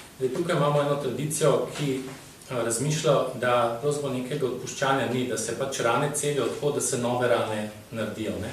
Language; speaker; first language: Slovenian; native; Slovenian